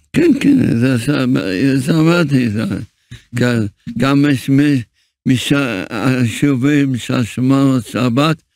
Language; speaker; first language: Hebrew; early bilingual, other home language; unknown